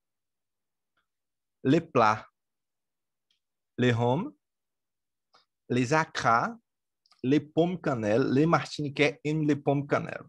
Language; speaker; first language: French; native; French